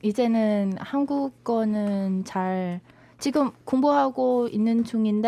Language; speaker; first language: Korean; non-native, learner; Vietnamese